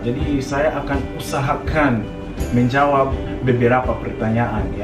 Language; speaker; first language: Indonesian; non-native, fluent; Nyanja